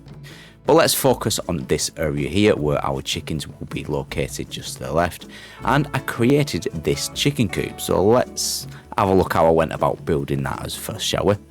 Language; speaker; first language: English; native; English